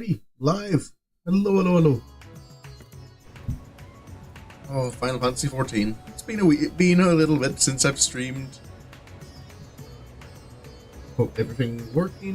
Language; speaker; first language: English; native; English